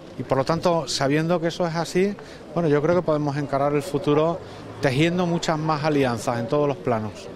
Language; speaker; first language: Spanish; native; Spanish